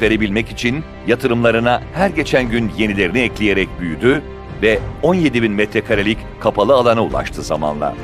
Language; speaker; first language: Turkish; native; Turkish